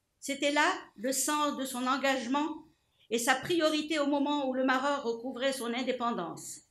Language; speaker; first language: French; non-native, local second language; Arabic